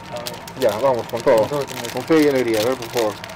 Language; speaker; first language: Spanish; native; Spanish